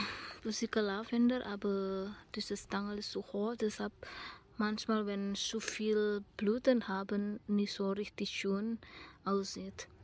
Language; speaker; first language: German; non-native, learner; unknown